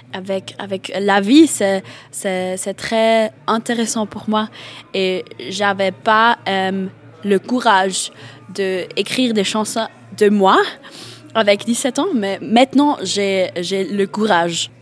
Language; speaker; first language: French; non-native, learner; German